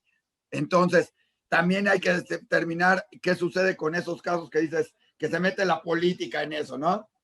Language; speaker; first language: Spanish; native; Spanish